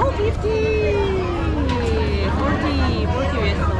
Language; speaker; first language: English; non-native, learner; Korean